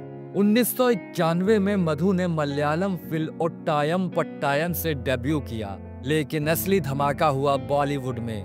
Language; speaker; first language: Hindi; native; Hindi